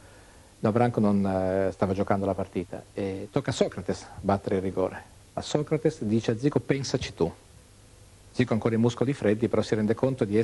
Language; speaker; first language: Italian; native; Italian